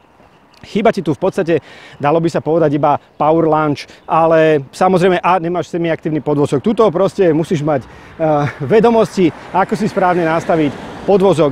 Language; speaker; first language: Slovak; native; Slovak